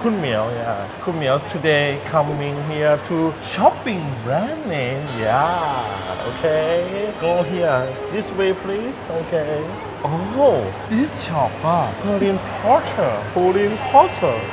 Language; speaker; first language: English; non-native, learner; Thai